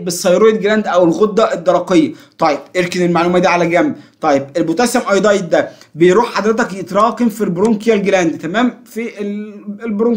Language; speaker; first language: Arabic; native; Arabic